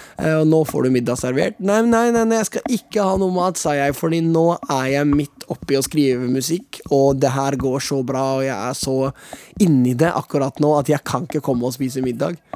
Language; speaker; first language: Norwegian; native; Norwegian